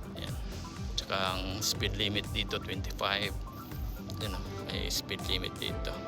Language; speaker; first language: Filipino; non-native, local second language; Cebuano